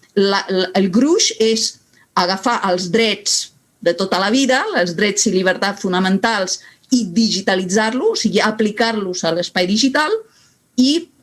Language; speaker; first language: Catalan; non-native, fluent; Italian